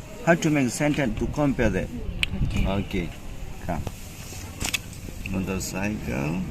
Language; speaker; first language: English; non-native, learner; Indonesian